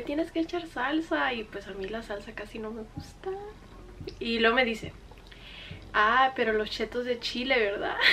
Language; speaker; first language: Spanish; early bilingual, heritage; Spanish